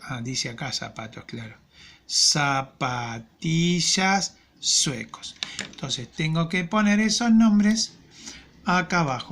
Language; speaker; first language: Spanish; native; Spanish